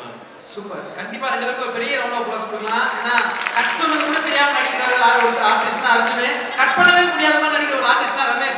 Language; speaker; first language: Tamil; native; Tamil